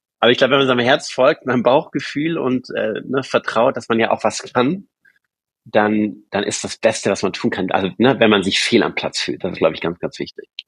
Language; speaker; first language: German; native; German